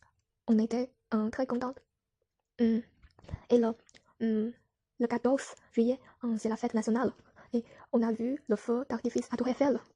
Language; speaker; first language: French; non-native, learner; Chinese